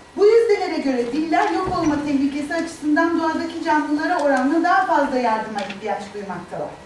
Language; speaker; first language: Turkish; native; Turkish